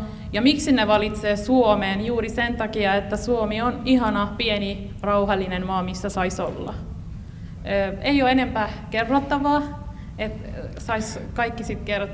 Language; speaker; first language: Finnish; non-native, fluent; Persian